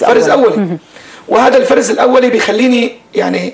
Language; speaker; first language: Arabic; native; Arabic